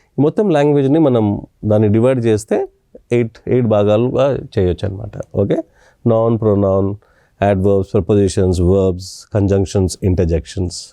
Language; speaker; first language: Telugu; non-native, local second language; English